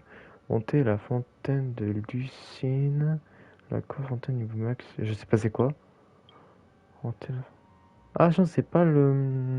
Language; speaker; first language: French; native; French